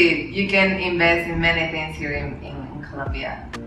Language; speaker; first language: English; non-native, learner; Spanish